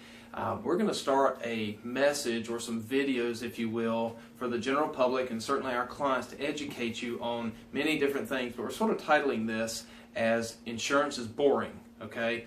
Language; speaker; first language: English; native; English